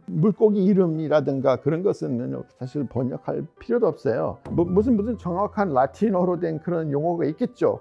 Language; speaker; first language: Korean; non-native, fluent; English